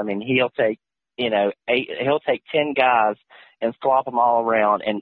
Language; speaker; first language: English; native; English